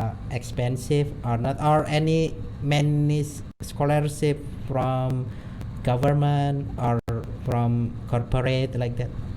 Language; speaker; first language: English; non-native, learner; Indonesian